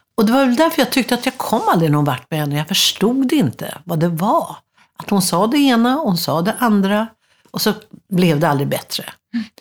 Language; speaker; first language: Swedish; native; Swedish